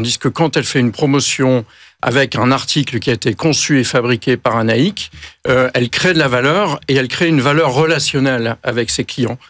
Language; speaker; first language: French; native; French